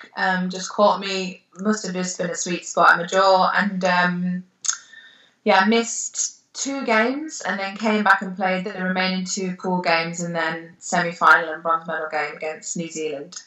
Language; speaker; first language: English; native; English